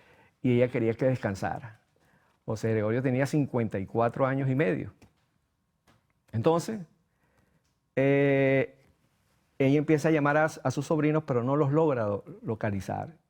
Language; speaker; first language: Spanish; native; Spanish